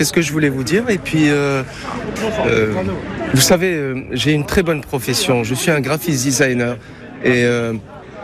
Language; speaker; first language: French; non-native, local second language; Arabic